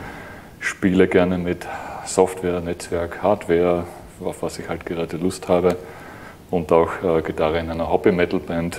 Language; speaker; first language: German; native; German